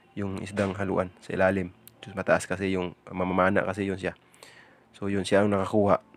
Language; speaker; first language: Filipino; non-native, local second language; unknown